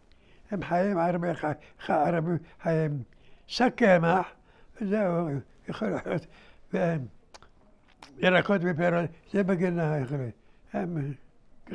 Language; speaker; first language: Hebrew; early bilingual, other home language; Arabic